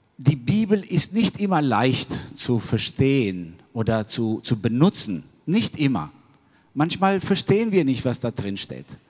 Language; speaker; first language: German; non-native, fluent; Albanian